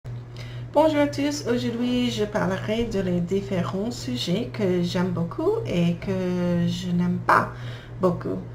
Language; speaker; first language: French; non-native, learner; English